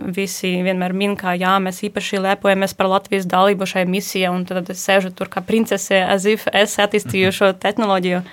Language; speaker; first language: Latvian; non-native, fluent; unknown